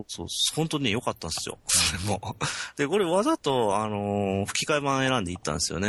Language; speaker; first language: Japanese; native; Japanese